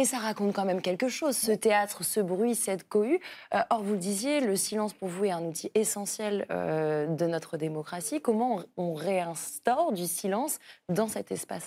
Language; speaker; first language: French; native; French